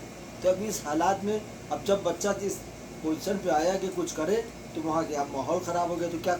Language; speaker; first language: Hindi; native; Hindi